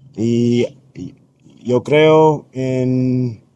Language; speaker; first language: Spanish; non-native, learner; English